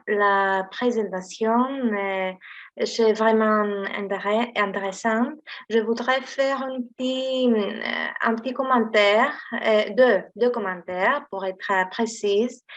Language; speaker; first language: French; non-native, learner; Greek